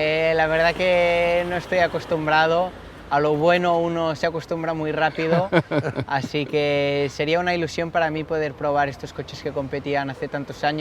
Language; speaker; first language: Spanish; native; Spanish